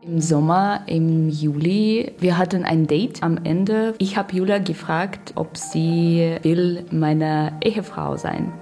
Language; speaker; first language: German; non-native, learner; Russian